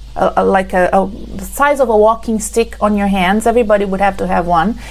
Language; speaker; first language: English; non-native, fluent; Portuguese